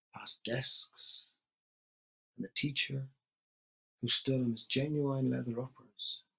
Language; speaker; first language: English; native; English